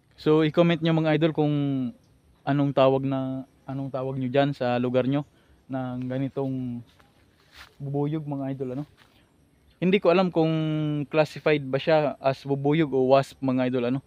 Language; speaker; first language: Filipino; native; Filipino